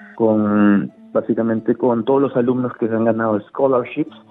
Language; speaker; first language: Spanish; native; Spanish